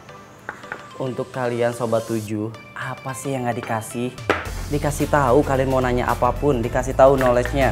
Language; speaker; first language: Indonesian; native; Indonesian